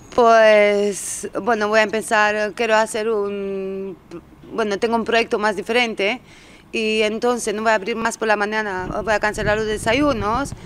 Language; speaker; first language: Spanish; early bilingual, other home language; Romanian